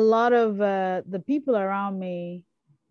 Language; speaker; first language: English; non-native, local second language; Igbo